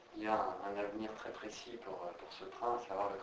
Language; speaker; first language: French; native; French